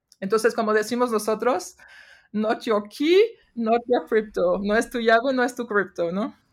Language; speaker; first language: Spanish; non-native, fluent; French